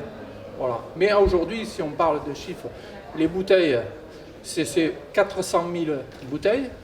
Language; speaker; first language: French; native; French